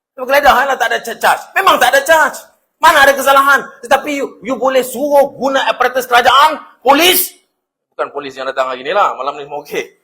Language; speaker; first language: Malay; native; Malay